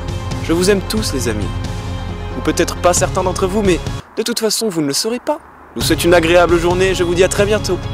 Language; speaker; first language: French; native; French